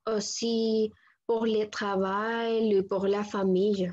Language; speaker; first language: French; non-native, learner; Spanish